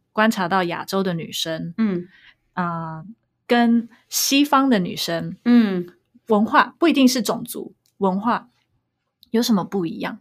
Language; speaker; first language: Chinese; native; Chinese